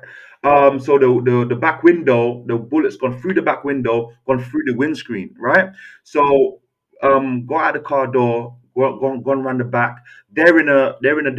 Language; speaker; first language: English; native; English